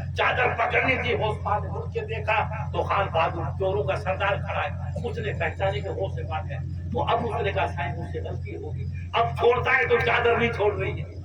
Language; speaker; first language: Urdu; non-native, local second language; Marwari